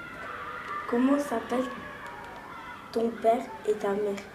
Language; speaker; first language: French; early bilingual, other home language; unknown